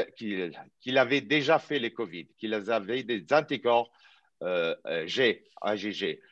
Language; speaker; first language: French; non-native, fluent; Italian